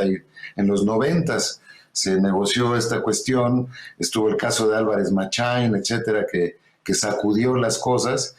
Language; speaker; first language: Spanish; native; Spanish